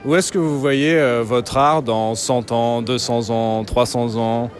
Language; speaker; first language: French; native; French